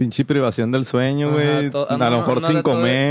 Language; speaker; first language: Spanish; native; Spanish